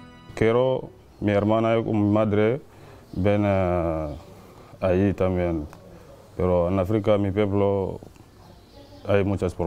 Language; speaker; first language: Spanish; non-native, learner; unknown